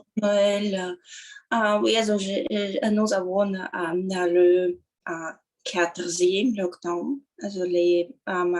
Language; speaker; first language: French; non-native, learner; Russian